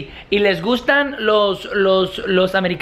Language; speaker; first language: Spanish; non-native, learner; English